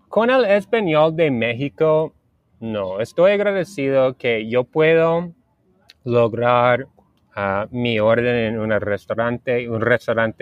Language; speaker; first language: Spanish; non-native, learner; English